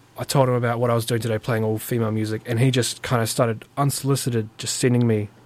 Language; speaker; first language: English; native; English